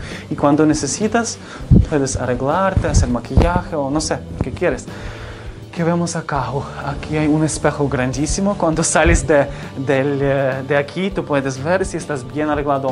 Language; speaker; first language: Spanish; non-native, fluent; Ukrainian